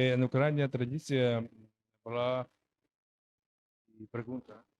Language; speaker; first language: Spanish; non-native, learner; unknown